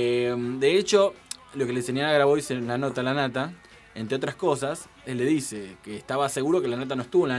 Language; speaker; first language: Spanish; native; Spanish